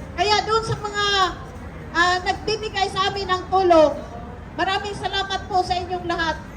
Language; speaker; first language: Filipino; non-native, local second language; Cebuano